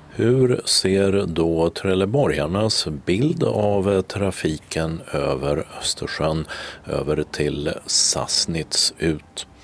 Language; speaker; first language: Swedish; native; Swedish